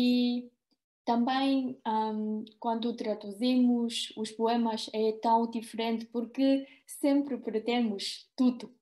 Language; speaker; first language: Portuguese; non-native, fluent; Chinese